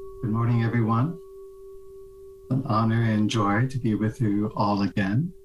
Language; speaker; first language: English; native; English